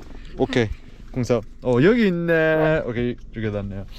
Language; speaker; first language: Korean; early bilingual, heritage; English